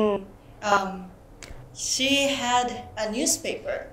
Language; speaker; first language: English; non-native, learner; Japanese